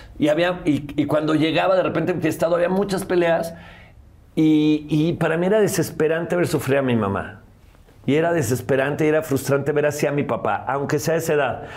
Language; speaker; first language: Spanish; native; Spanish